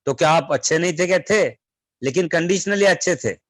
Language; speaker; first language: Hindi; non-native, local second language; Marathi